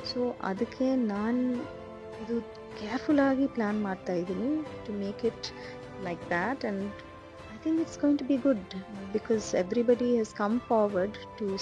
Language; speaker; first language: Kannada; non-native, learner; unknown